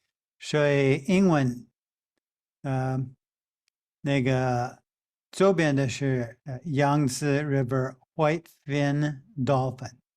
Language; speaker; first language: Chinese; non-native, fluent; English